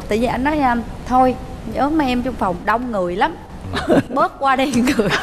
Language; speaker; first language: Vietnamese; native; Vietnamese